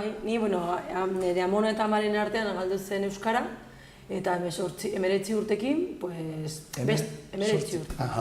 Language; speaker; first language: Basque; non-native, local second language; Spanish